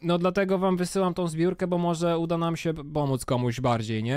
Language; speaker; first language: Polish; native; Polish